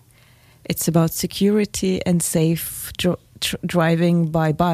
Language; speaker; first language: English; non-native, fluent; German